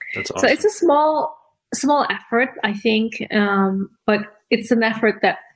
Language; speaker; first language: English; early bilingual, other home language; Indonesian